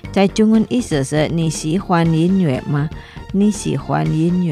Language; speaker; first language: Chinese; non-native, fluent; Indonesian